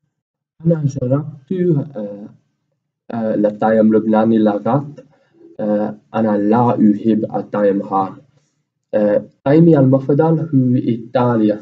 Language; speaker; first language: Arabic; non-native, learner; English